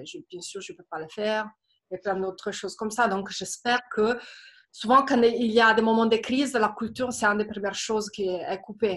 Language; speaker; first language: French; non-native, fluent; Italian